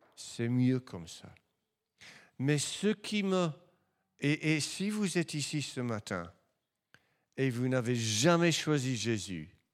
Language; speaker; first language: French; non-native, fluent; English